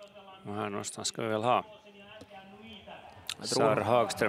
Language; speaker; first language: Swedish; native; Swedish